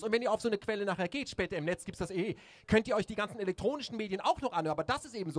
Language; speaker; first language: German; native; German